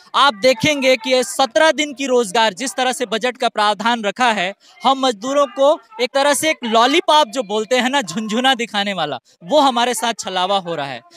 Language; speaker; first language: Hindi; native; Hindi